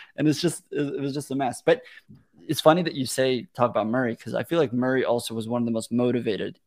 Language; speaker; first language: English; early bilingual, other home language; Russian